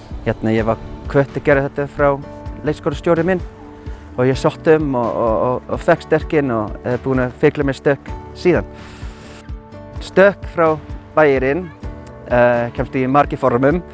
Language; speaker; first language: Icelandic; non-native, fluent; English